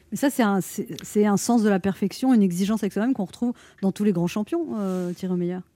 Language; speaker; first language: French; native; French